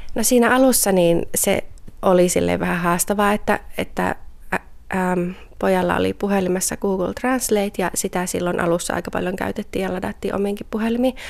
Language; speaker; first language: Finnish; native; Finnish